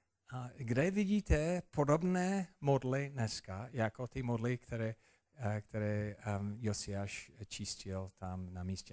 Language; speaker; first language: Czech; non-native, fluent; English